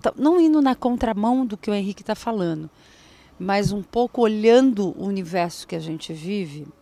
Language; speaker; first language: Portuguese; native; Portuguese